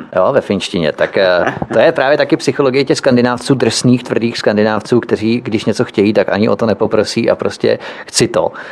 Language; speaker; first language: Czech; native; Czech